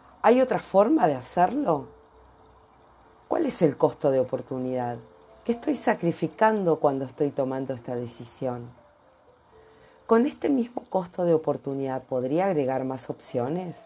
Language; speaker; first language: Spanish; native; Spanish